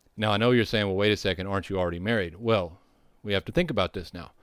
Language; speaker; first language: English; native; English